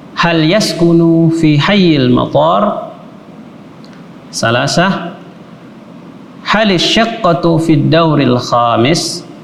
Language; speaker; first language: Arabic; non-native, fluent; Indonesian